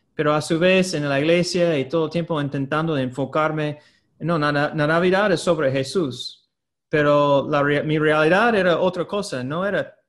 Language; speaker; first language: Spanish; non-native, fluent; English